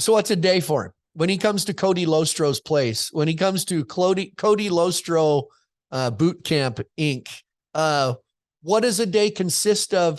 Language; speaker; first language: English; native; English